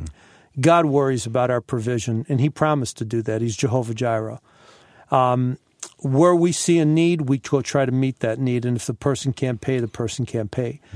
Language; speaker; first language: English; native; English